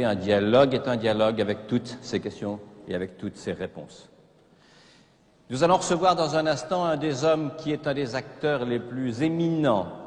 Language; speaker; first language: French; native; French